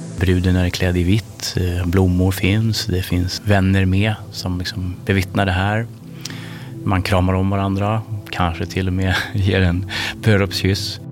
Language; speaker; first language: Swedish; native; Swedish